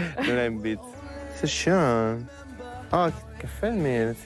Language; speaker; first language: German; non-native, learner; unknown